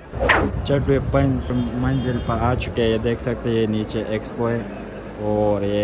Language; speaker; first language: Hindi; non-native, local second language; Pashto